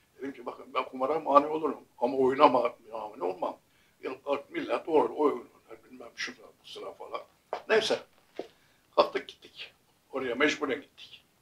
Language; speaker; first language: Turkish; native; Turkish